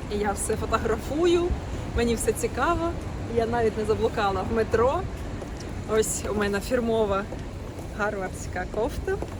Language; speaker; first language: Ukrainian; non-native, local second language; Russian